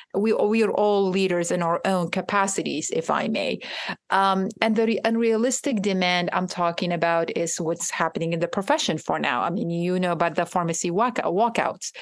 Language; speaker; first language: English; non-native, fluent; Arabic